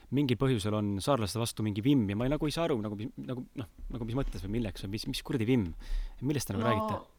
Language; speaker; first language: Estonian; native; Estonian